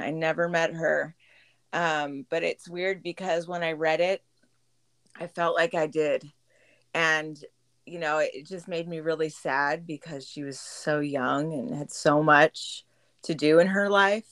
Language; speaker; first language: English; native; English